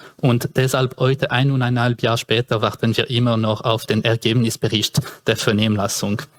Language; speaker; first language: German; non-native, local second language; French